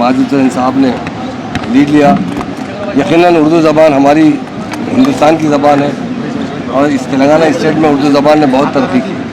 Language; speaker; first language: Urdu; native; Urdu